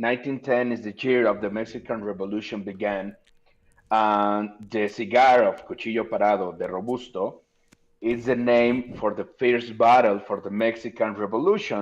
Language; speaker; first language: English; non-native, learner; Spanish